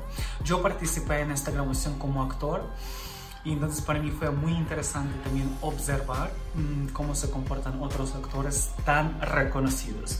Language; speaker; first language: Spanish; non-native, fluent; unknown